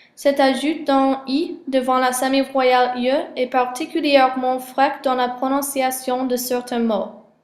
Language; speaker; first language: French; non-native, learner; English